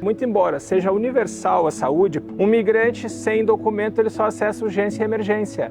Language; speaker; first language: Portuguese; native; Portuguese